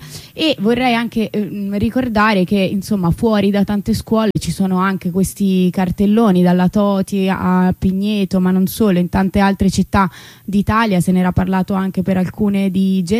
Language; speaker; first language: Italian; native; Italian